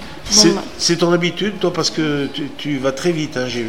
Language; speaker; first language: French; native; French